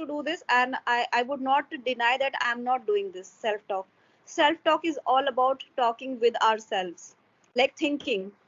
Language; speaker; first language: English; non-native, local second language; Hindi